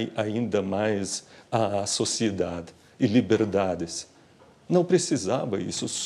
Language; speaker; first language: Portuguese; non-native, fluent; Ukrainian